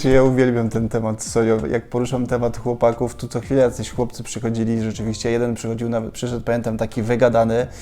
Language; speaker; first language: Polish; native; Polish